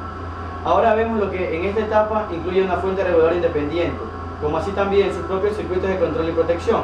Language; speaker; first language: Spanish; native; Spanish